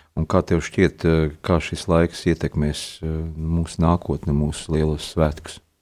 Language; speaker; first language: Latvian; native; Latvian